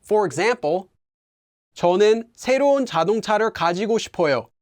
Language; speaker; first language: Korean; non-native, fluent; English